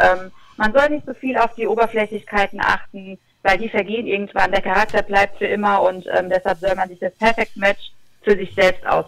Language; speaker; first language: German; native; German